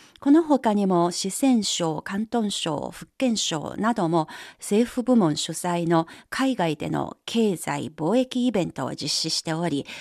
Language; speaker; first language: Japanese; non-native, fluent; Chinese